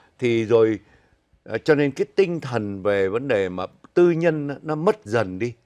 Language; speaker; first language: Vietnamese; native; Vietnamese